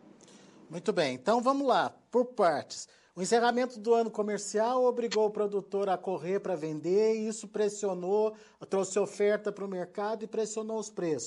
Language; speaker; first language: Portuguese; native; Portuguese